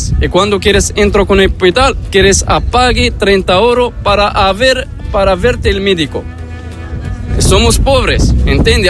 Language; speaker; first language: Spanish; non-native, learner; Arabic